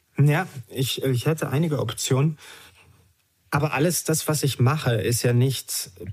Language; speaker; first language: German; early bilingual, other home language; Romanian